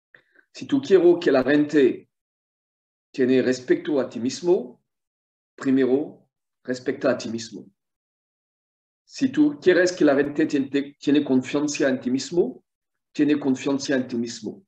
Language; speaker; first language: Spanish; non-native, fluent; French